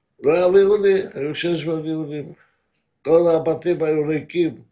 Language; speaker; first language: Hebrew; non-native, fluent; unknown